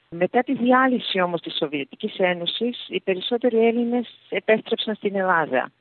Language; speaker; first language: Greek; early bilingual, heritage; Greek